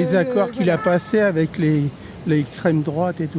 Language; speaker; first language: French; native; French